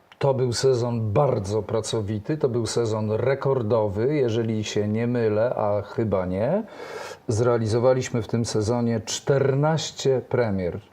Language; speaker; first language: Polish; native; Polish